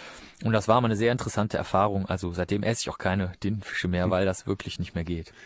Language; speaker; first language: German; native; German